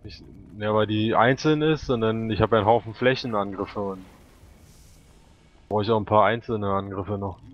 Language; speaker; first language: German; native; German